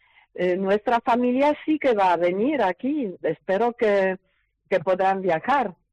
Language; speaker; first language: Spanish; non-native, fluent; Polish